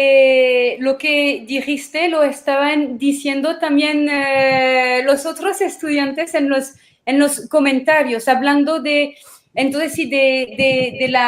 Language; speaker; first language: Spanish; non-native, fluent; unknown